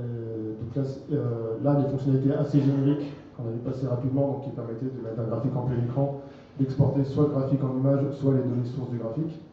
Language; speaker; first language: French; native; French